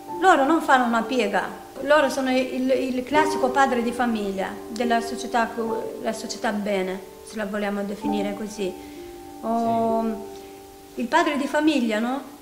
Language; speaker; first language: Italian; non-native, fluent; Albanian